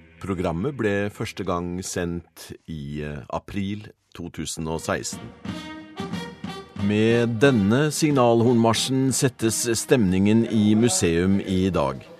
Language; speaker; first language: Norwegian; native; Norwegian